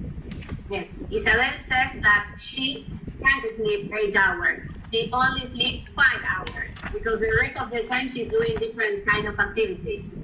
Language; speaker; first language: English; non-native, fluent; Spanish